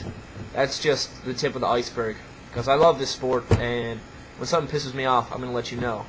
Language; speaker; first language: English; native; English